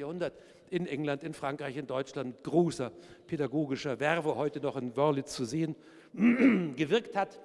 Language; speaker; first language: German; native; German